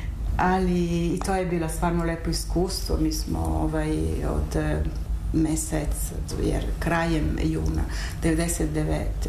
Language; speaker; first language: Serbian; non-native, fluent; Italian